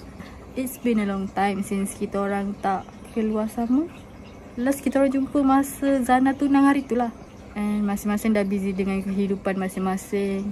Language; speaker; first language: Malay; native; Malay